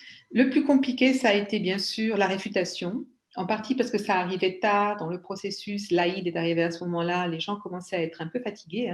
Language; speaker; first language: French; native; French